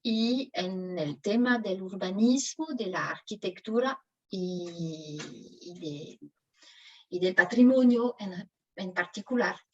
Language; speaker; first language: Spanish; non-native, fluent; French